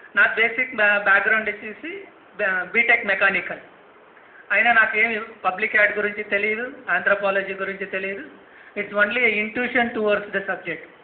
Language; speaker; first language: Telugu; non-native, local second language; Kannada